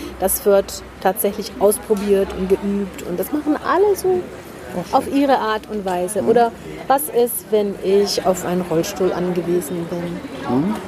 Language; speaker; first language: German; early bilingual, heritage; German